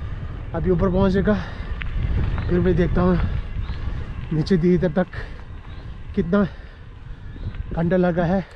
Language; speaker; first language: Hindi; non-native, learner; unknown